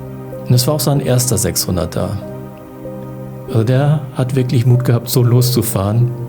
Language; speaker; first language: German; native; German